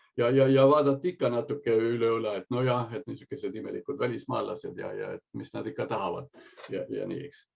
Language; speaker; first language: Estonian; early bilingual, heritage; Estonian